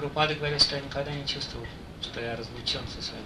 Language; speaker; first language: Russian; native; Russian